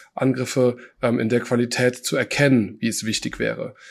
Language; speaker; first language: German; early bilingual, other home language; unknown